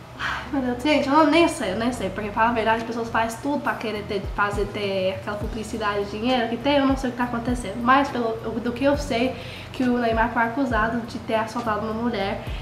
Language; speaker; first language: Portuguese; early bilingual, heritage; Portuguese